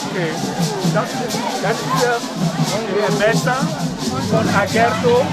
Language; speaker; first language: German; non-native, fluent; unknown